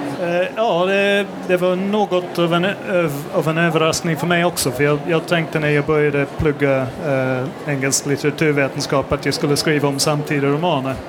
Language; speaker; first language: Swedish; non-native, fluent; English